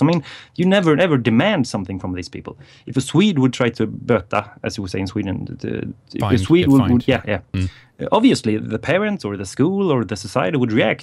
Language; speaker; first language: English; non-native, fluent; Swedish